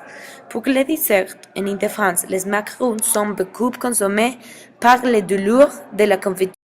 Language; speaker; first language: French; non-native, learner; Spanish